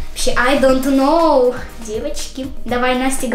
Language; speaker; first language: Russian; native; Russian